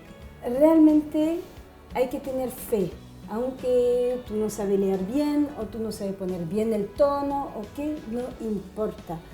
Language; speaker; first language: Spanish; non-native, fluent; French